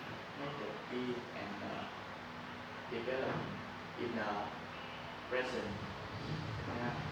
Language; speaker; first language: English; non-native, learner; Vietnamese